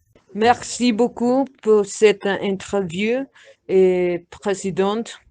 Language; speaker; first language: French; non-native, learner; Spanish